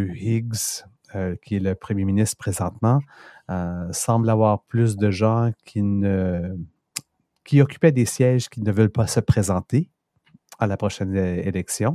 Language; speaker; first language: French; native; French